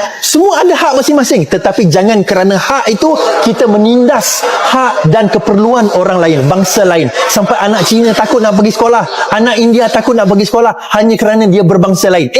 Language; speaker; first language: Malay; non-native, local second language; Chinese